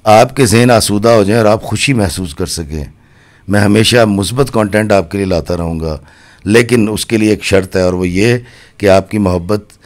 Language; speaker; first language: Urdu; non-native, local second language; Punjabi